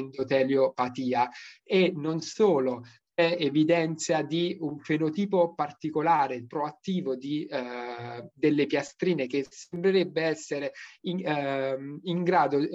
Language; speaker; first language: Italian; native; Italian